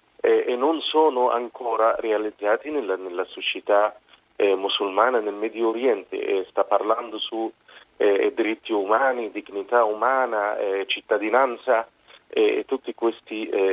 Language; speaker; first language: Italian; non-native, fluent; Arabic